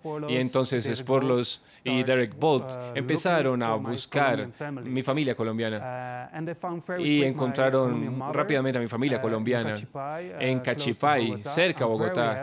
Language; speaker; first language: Spanish; non-native, fluent; Dutch